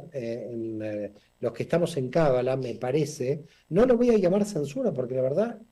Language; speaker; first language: Spanish; native; Spanish